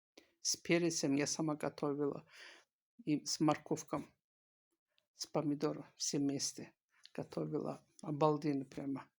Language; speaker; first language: Russian; non-native, local second language; Azerbaijani